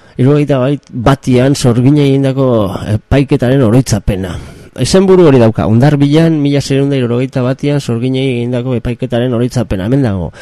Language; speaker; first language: Basque; native; Basque